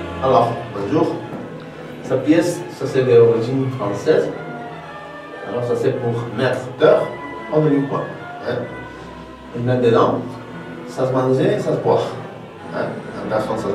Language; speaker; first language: French; non-native, learner; Spanish